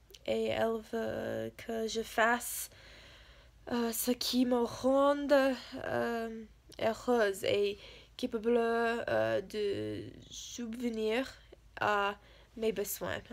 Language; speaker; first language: French; non-native, learner; English